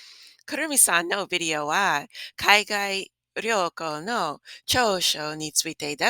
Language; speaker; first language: Japanese; non-native, fluent; English